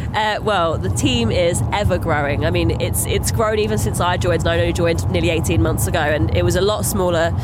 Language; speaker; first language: English; native; English